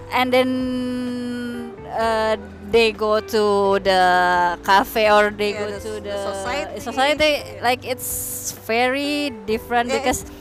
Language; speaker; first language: English; non-native, fluent; Indonesian